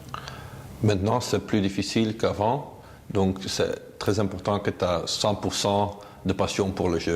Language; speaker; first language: French; non-native, local second language; Dutch